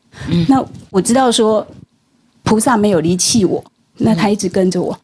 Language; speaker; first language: Chinese; native; Chinese